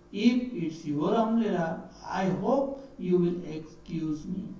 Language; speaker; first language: English; non-native, local second language; Marathi